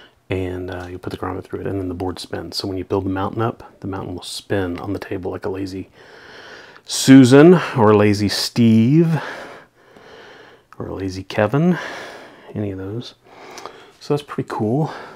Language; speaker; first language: English; native; English